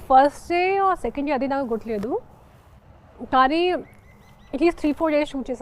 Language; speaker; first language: Telugu; non-native, fluent; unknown